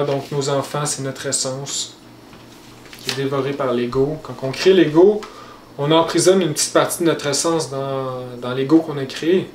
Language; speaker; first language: French; native; French